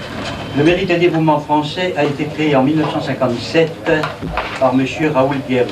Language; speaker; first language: French; native; French